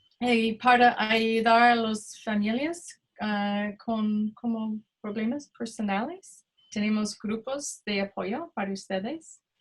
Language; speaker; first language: Spanish; non-native, fluent; English